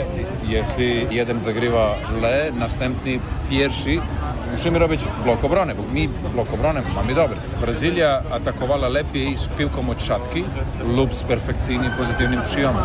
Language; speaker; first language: Polish; non-native, learner; Serbian